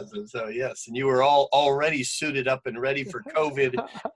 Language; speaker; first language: English; native; English